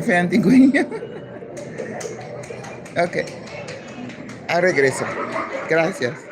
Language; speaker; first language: Spanish; non-native, learner; English